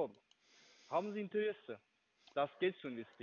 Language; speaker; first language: German; non-native, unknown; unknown